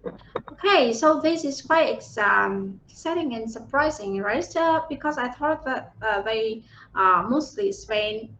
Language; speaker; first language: English; non-native, fluent; Vietnamese